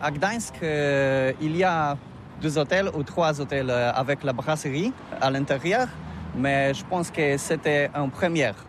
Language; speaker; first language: French; non-native, learner; Polish